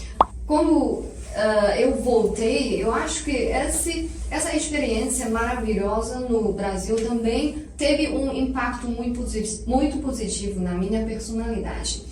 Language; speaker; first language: Portuguese; non-native, fluent; Chinese